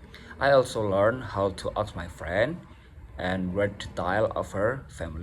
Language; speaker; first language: English; non-native, learner; Indonesian